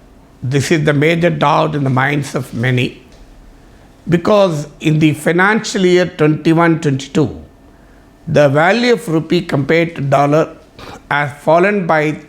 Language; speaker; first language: English; non-native, local second language; Telugu